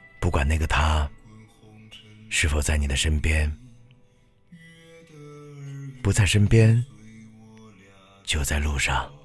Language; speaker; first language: Chinese; native; Chinese